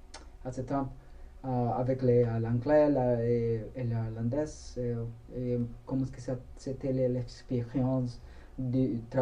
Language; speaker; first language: French; non-native, learner; Spanish